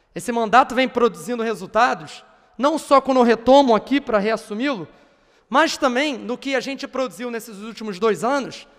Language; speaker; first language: Portuguese; native; Portuguese